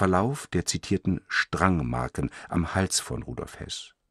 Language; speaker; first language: German; native; German